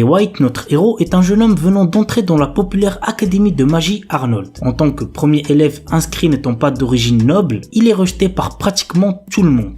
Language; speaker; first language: French; native; French